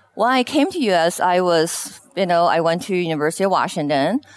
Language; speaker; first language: English; non-native, fluent; Chinese